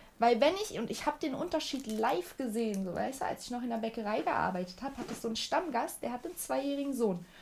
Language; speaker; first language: German; early bilingual, other home language; Turkish